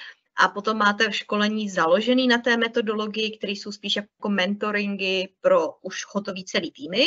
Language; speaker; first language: Czech; native; Czech